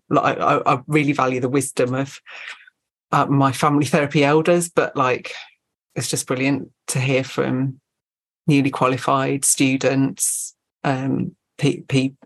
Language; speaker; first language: English; native; English